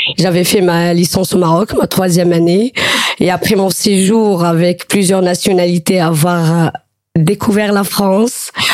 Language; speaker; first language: French; non-native, local second language; Arabic